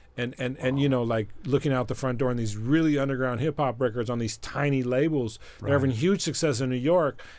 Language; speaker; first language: English; native; English